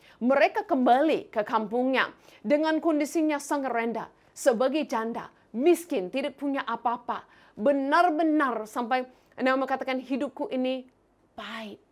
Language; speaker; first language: Indonesian; non-native, fluent; English